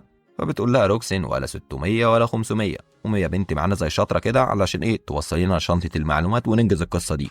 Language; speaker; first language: Arabic; native; Arabic